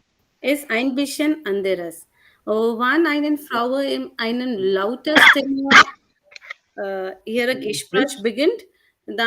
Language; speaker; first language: German; non-native, learner; Hindi